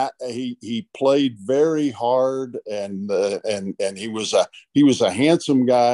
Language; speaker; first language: English; native; English